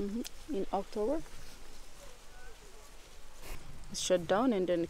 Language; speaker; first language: English; non-native, fluent; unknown